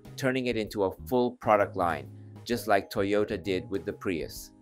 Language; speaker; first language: English; non-native, fluent; Japanese